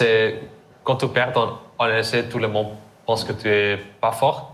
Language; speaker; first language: French; non-native, learner; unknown